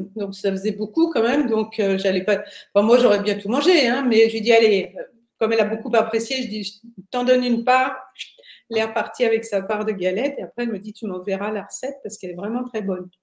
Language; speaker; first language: French; native; French